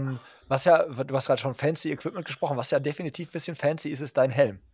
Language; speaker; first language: German; native; German